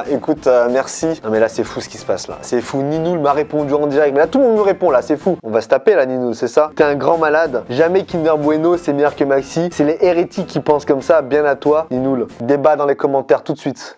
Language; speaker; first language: French; native; French